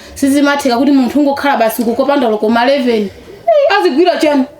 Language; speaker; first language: Nyanja; native; Nyanja